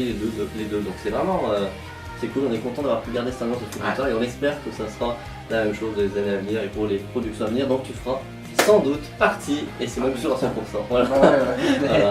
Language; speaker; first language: French; native; French